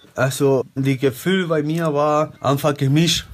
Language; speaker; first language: German; non-native, learner; Spanish